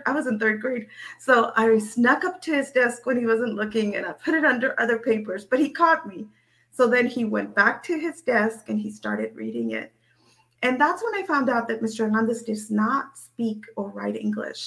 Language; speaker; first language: English; early bilingual, other home language; Spanish